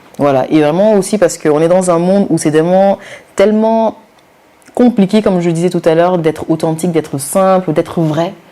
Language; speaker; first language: French; non-native, local second language; Wolof